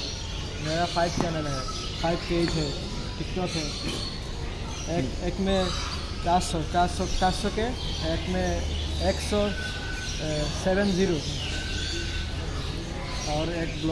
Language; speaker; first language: Hindi; non-native, fluent; Bangla